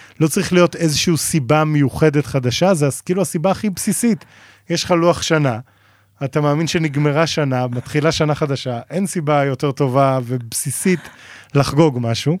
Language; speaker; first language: Hebrew; native; Hebrew